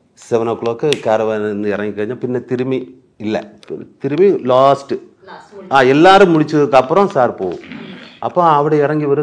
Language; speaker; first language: Tamil; non-native, learner; Malayalam